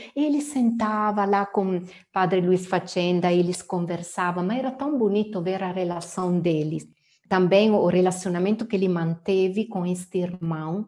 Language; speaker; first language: Portuguese; non-native, fluent; Italian